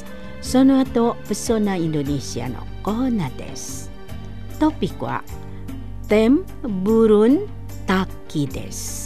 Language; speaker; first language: Japanese; non-native, fluent; Indonesian